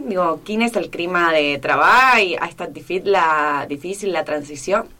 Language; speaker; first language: Catalan; non-native, fluent; Spanish